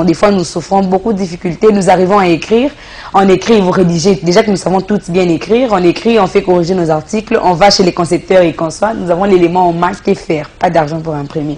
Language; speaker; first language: French; non-native, local second language; Lingala